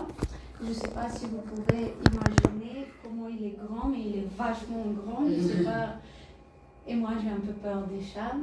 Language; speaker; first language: French; non-native, learner; Bulgarian